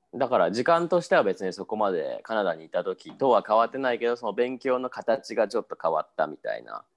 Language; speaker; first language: Japanese; native; Japanese